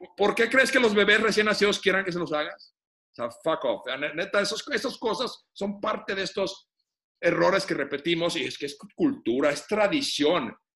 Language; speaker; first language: Spanish; non-native, fluent; Finnish